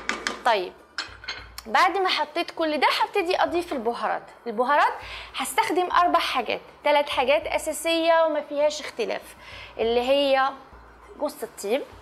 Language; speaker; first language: Arabic; native; Arabic